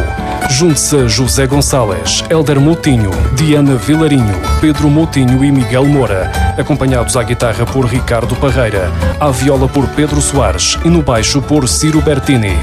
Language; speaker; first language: Portuguese; native; Portuguese